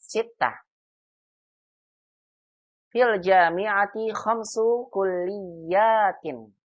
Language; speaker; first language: Arabic; non-native, fluent; Indonesian